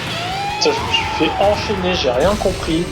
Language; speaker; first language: French; native; French